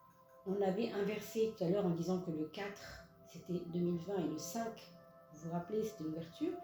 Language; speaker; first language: French; native; French